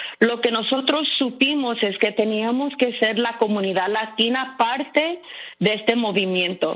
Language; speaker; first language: Spanish; early bilingual, heritage; Spanish